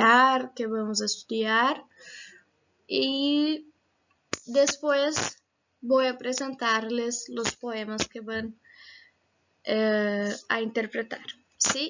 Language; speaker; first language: Spanish; non-native, fluent; Portuguese